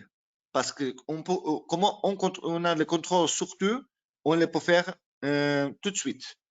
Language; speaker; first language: French; non-native, learner; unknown